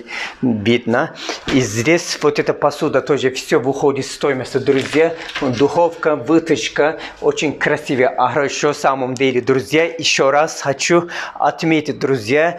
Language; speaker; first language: Russian; non-native, learner; Turkish